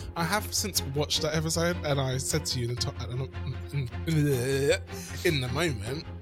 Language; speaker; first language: English; native; English